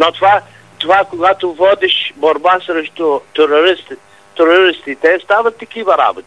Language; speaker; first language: Bulgarian; non-native, fluent; Arabic